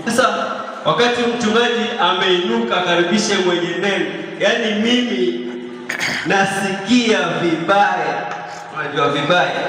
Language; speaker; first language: Swahili; non-native, local second language; Kamba